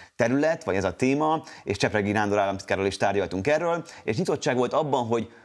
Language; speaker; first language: Hungarian; native; Hungarian